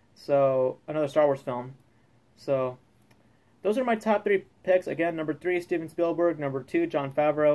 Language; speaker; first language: English; native; English